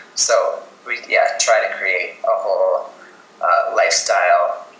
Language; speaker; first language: English; native; English